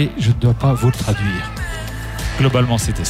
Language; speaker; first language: French; native; French